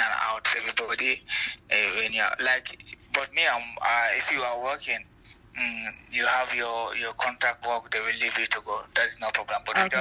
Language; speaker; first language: English; non-native, local second language; Fula